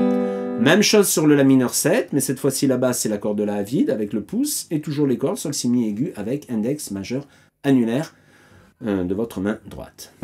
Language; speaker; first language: French; native; French